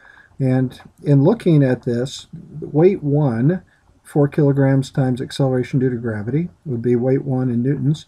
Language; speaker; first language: English; native; English